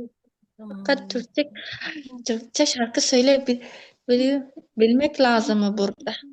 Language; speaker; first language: Turkish; non-native, learner; Uzbek